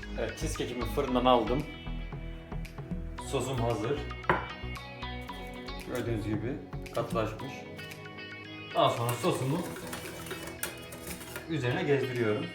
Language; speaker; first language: Turkish; native; Turkish